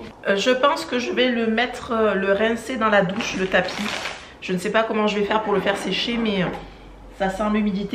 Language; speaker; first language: French; native; French